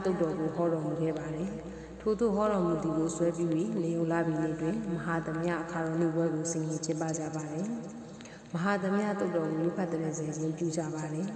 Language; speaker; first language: Burmese; native; Burmese